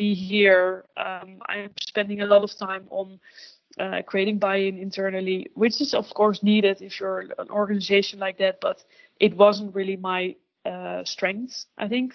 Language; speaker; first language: English; non-native, fluent; Dutch